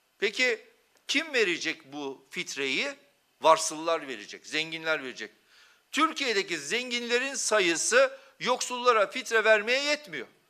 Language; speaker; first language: Turkish; non-native, local second language; Kurdish